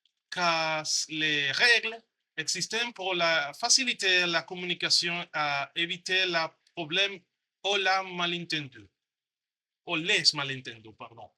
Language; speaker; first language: French; non-native, learner; Spanish